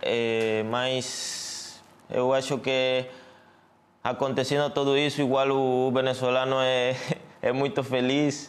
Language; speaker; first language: Portuguese; non-native, learner; Spanish